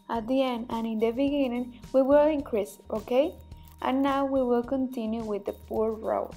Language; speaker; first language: English; non-native, fluent; Spanish